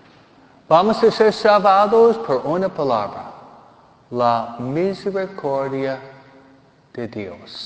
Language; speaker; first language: Spanish; non-native, fluent; English